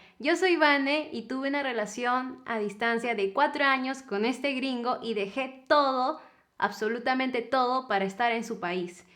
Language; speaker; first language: Spanish; native; Spanish